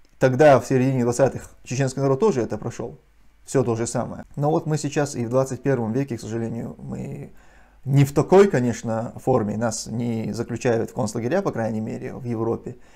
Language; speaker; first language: Russian; non-native, local second language; Chechen